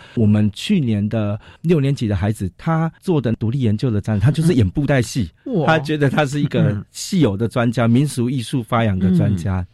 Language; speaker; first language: Chinese; native; Chinese